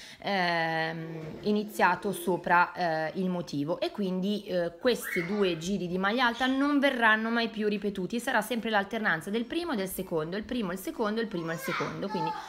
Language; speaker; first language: Italian; native; Italian